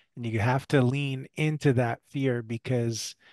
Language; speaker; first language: English; early bilingual, other home language; French